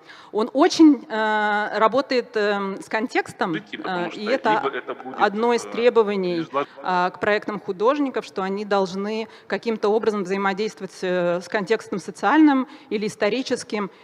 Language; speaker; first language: Russian; native; Russian